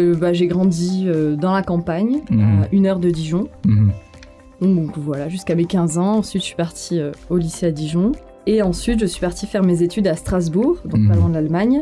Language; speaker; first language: French; native; French